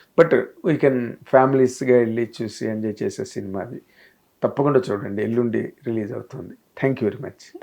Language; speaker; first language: Telugu; native; Telugu